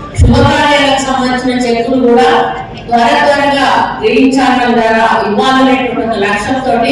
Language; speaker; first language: Telugu; native; Telugu